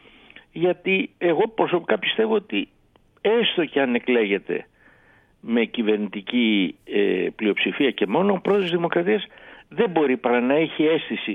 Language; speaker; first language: Greek; native; Greek